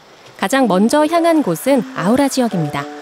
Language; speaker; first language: Korean; native; Korean